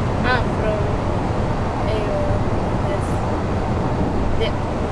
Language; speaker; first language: English; non-native, learner; Spanish